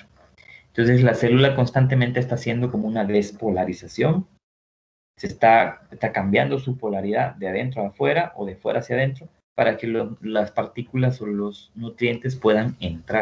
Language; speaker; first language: Spanish; native; Spanish